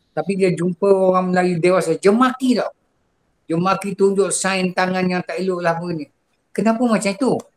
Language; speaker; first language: Malay; non-native, local second language; Javanese